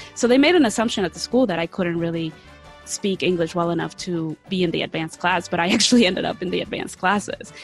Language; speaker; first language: English; early bilingual, other home language; Spanish